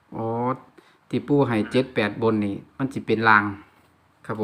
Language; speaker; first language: Thai; non-native, local second language; Lao